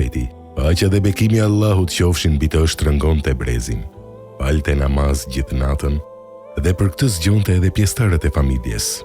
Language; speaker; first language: Albanian; native; Albanian